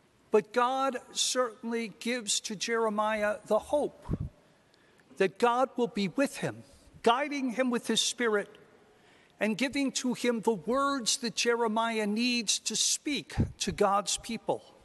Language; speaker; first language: English; native; English